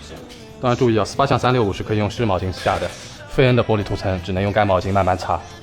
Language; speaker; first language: Chinese; native; Chinese